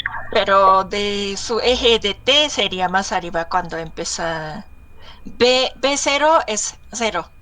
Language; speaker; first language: Spanish; non-native, learner; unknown